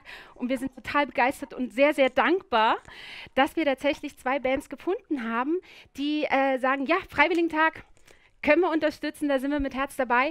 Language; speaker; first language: German; native; German